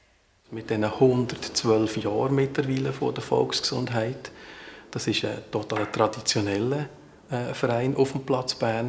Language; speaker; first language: German; native; German